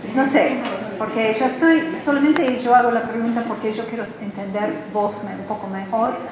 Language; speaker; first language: Spanish; non-native, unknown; English